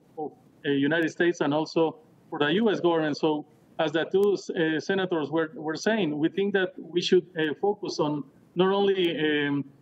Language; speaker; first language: English; non-native, fluent; Spanish